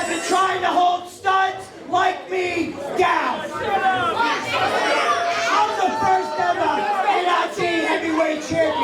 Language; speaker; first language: English; native; English